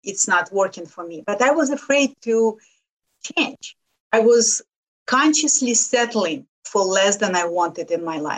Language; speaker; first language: English; non-native, fluent; Lithuanian